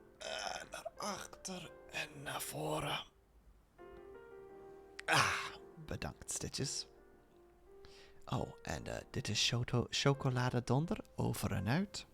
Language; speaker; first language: Dutch; non-native, learner; English